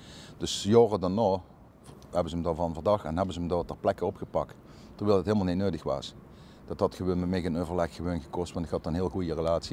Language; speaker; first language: Dutch; native; Dutch